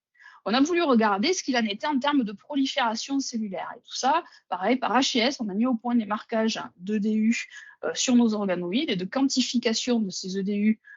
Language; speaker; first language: French; native; French